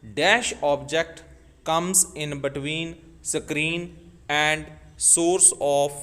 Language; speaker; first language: English; non-native, local second language; Punjabi